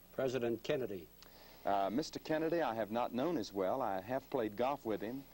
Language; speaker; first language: English; native; English